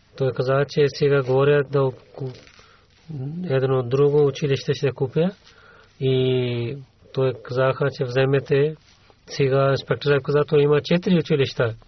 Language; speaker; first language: Bulgarian; non-native, learner; Urdu